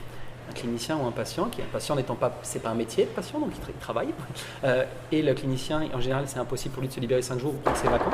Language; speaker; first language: French; native; French